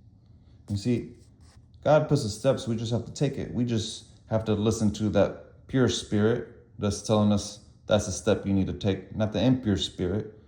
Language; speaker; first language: English; native; English